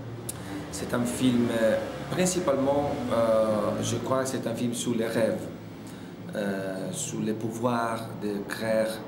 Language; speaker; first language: French; non-native, fluent; Italian